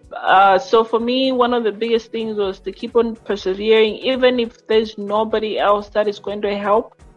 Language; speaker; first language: English; non-native, local second language; Nyanja